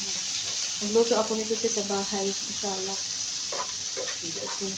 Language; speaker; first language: Filipino; non-native, local second language; Cebuano